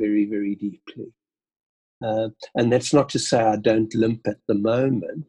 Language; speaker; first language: English; native; English